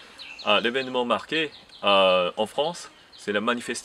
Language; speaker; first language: French; non-native, fluent; Japanese